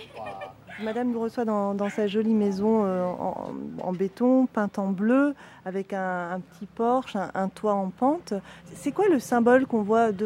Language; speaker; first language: French; native; French